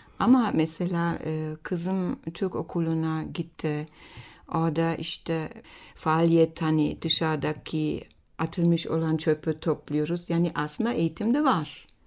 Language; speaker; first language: Turkish; non-native, fluent; German